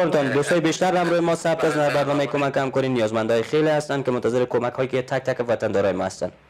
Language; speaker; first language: Persian; native; Persian